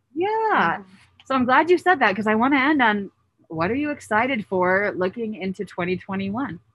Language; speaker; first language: English; native; English